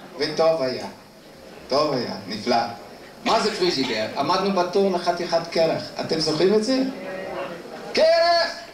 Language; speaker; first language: Hebrew; non-native, fluent; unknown